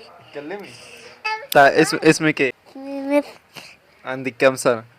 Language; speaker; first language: Arabic; native; Arabic